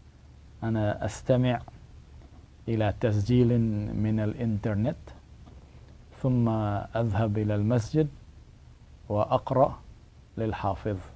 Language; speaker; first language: Arabic; non-native, learner; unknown